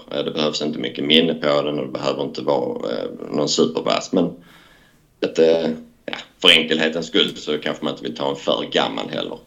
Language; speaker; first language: Swedish; native; Swedish